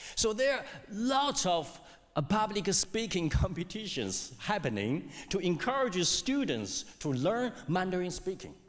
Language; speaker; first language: English; non-native, fluent; Chinese